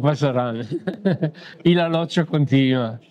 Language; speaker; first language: Spanish; non-native, learner; Italian